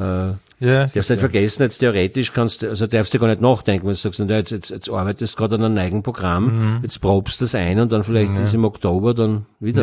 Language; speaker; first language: German; native; German